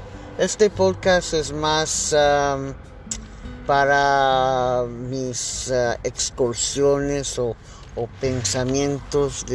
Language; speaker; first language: Spanish; early bilingual, heritage; English